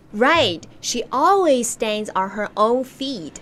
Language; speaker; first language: English; non-native, fluent; Chinese